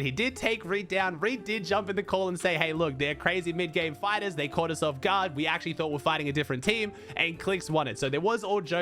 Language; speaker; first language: English; native; English